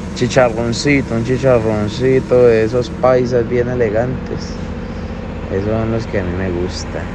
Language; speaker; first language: Spanish; native; Spanish